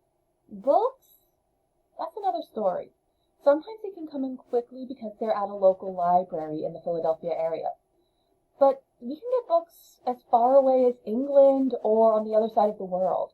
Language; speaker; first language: English; native; English